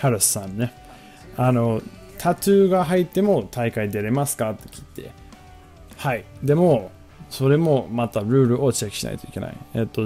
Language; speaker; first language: Japanese; non-native, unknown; English